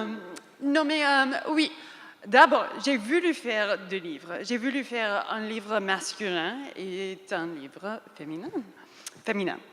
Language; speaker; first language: French; non-native, fluent; English